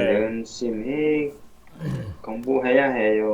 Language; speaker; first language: Korean; non-native, learner; Vietnamese